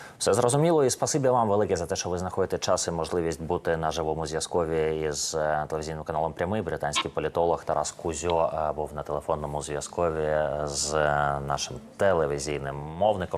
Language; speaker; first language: Ukrainian; native; Ukrainian